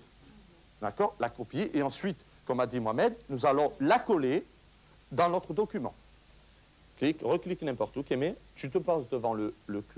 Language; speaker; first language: French; native; French